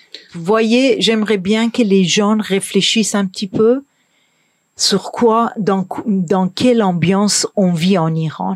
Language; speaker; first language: French; non-native, fluent; Persian